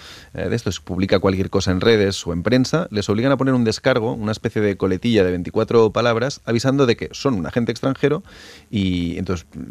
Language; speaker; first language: Spanish; native; Spanish